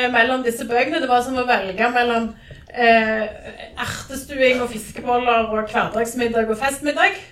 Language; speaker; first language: Norwegian; native; Norwegian